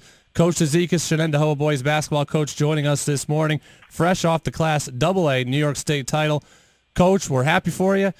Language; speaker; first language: English; native; English